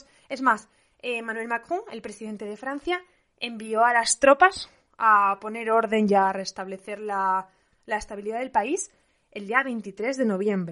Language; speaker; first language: Spanish; native; Spanish